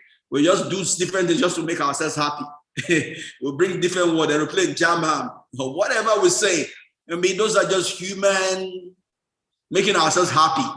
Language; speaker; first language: English; non-native, local second language; Yoruba